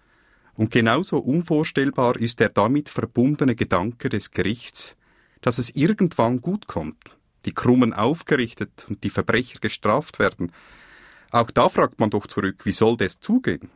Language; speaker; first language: German; native; German